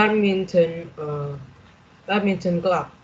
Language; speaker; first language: English; non-native, learner; Vietnamese